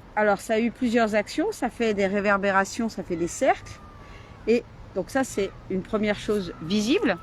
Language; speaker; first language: French; native; French